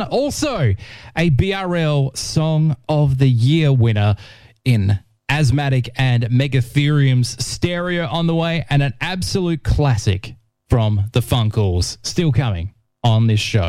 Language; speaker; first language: English; native; English